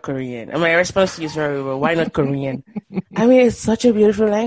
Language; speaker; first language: English; non-native, local second language; Yoruba